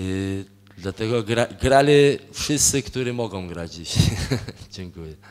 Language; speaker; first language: Polish; non-native, fluent; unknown